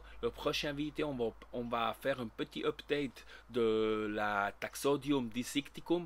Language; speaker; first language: French; non-native, learner; Spanish